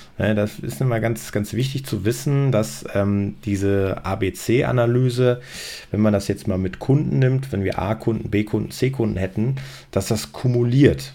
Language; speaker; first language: German; native; German